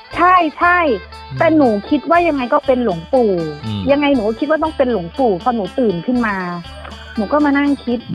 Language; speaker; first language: Thai; native; Thai